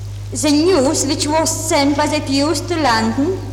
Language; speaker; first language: English; non-native, fluent; Czech